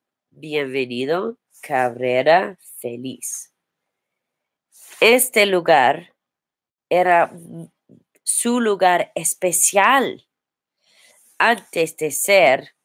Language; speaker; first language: Spanish; non-native, learner; English